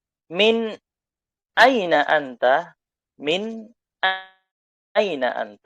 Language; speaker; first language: Arabic; non-native, fluent; Indonesian